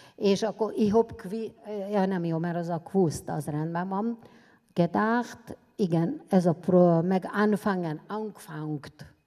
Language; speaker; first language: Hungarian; native; Hungarian